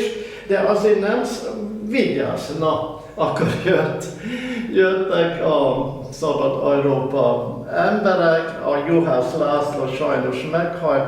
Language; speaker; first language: Hungarian; early bilingual, heritage; German